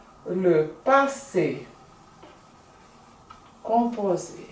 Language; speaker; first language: French; non-native, fluent; Portuguese